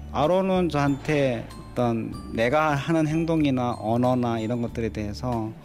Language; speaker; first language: Korean; native; Korean